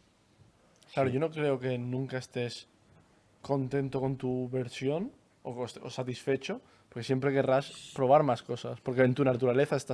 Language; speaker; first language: Spanish; native; Spanish